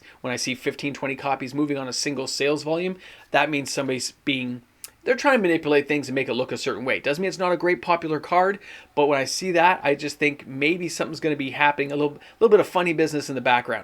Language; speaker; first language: English; native; English